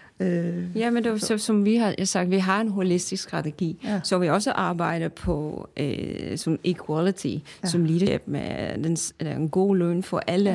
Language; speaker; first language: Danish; non-native, fluent; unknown